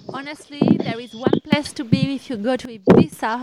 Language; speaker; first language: English; non-native, learner; French